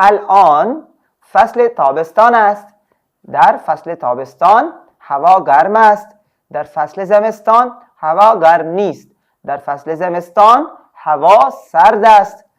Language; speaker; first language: Persian; non-native, fluent; Urdu